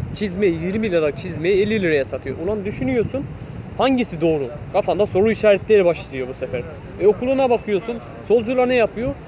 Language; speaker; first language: Turkish; non-native, local second language; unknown